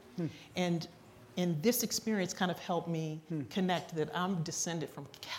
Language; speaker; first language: English; native; English